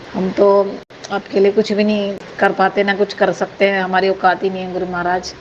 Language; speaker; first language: Hindi; native; Hindi